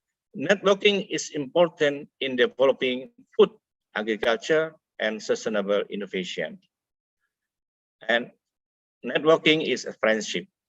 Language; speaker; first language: English; non-native, fluent; Indonesian